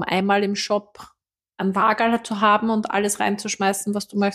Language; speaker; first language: German; native; German